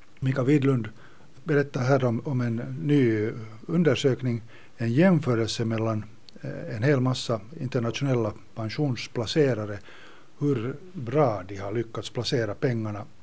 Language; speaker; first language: Swedish; native; Swedish